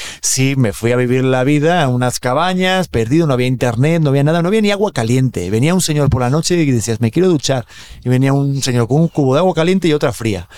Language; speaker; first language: Spanish; native; Spanish